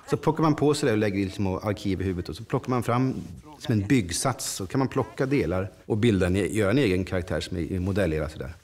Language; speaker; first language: Swedish; native; Swedish